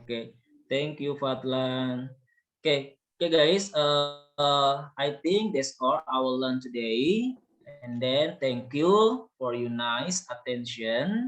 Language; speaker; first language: English; non-native, learner; Indonesian